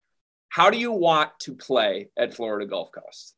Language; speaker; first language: English; native; English